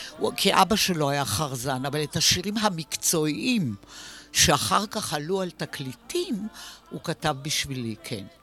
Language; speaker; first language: Hebrew; native; Hebrew